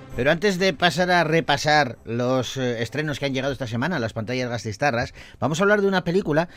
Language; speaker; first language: Spanish; native; Spanish